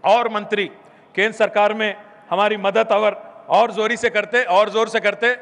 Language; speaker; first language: Hindi; non-native, local second language; Telugu